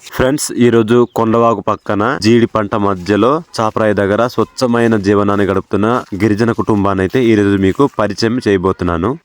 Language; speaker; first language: Telugu; non-native, local second language; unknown